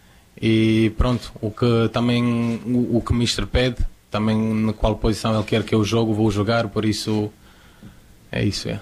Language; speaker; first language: Portuguese; non-native, fluent; Croatian